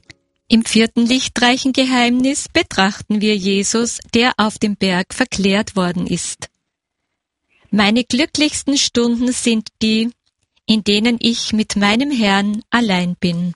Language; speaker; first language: German; native; German